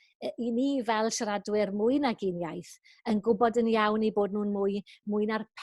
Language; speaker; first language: Welsh; native; Welsh